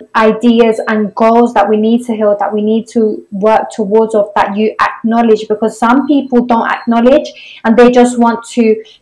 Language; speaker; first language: English; native; English